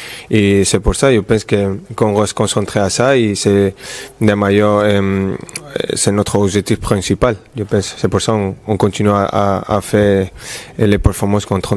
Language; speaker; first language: French; non-native, fluent; Spanish